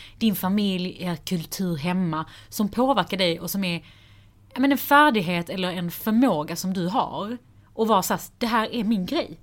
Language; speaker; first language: Swedish; early bilingual, other home language; Persian